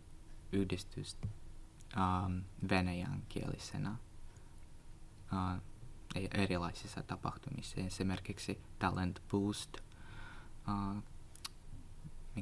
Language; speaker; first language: Finnish; non-native, learner; Russian